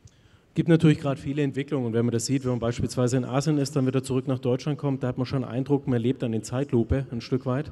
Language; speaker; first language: German; native; German